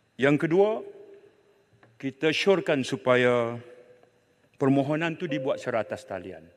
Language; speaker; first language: Malay; native; Malay